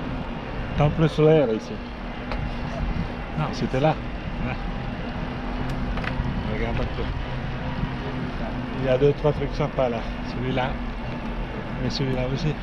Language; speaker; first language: French; native; French